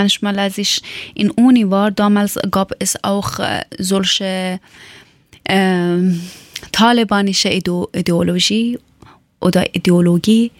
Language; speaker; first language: German; non-native, learner; Persian